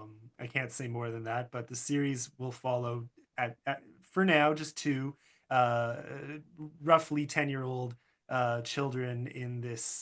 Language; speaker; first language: English; native; English